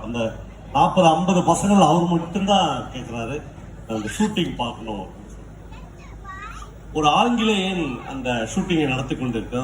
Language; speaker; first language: Tamil; native; Tamil